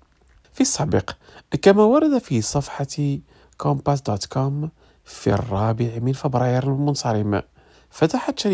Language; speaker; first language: Arabic; non-native, fluent; Indonesian